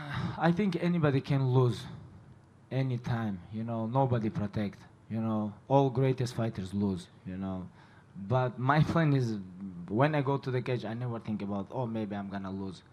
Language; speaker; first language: English; non-native, learner; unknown